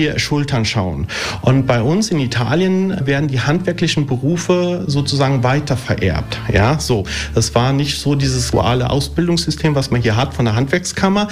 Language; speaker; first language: German; early bilingual, other home language; Italian